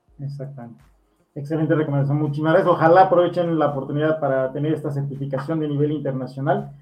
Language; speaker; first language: Spanish; native; Spanish